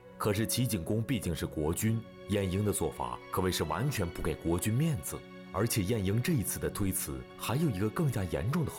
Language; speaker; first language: Chinese; native; Chinese